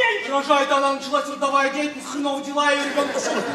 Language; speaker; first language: Russian; native; Russian